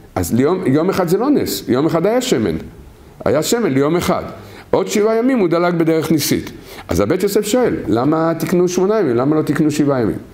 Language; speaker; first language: Hebrew; native; Hebrew